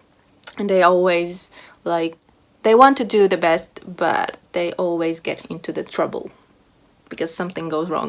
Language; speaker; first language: English; non-native, fluent; Latvian